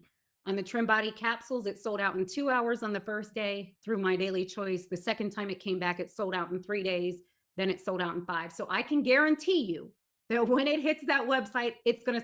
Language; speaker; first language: English; native; English